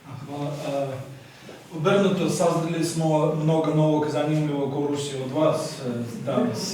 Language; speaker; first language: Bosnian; non-native, fluent; Russian